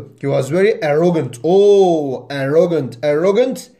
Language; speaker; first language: English; non-native, fluent; Turkish